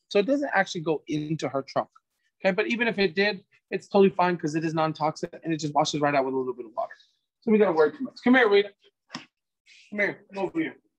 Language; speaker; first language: English; native; English